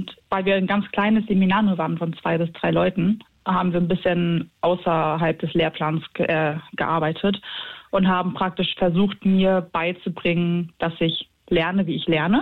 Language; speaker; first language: German; native; German